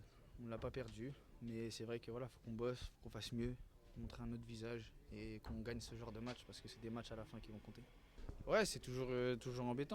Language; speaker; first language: French; native; French